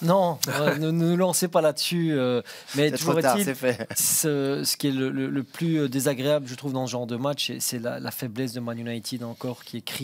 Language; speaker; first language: French; native; French